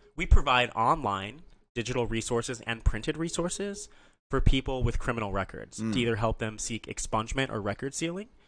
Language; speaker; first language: English; native; English